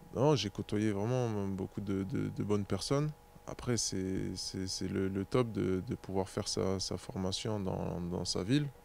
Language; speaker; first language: French; native; French